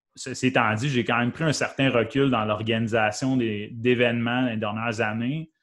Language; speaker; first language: French; native; French